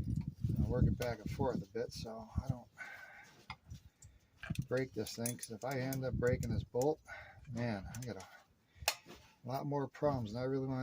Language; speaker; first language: English; native; English